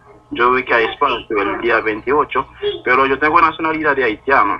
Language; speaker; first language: Spanish; non-native, learner; Haitian Creole